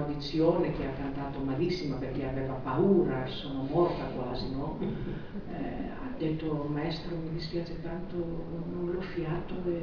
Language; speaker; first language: Italian; non-native, fluent; Greek